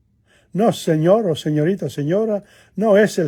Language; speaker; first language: Spanish; non-native, learner; Italian